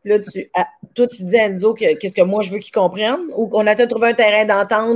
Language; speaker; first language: French; native; French